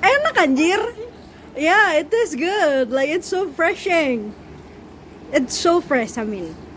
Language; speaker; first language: English; non-native, learner; Indonesian